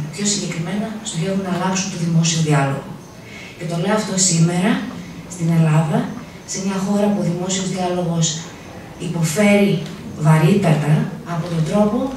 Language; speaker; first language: Greek; native; Greek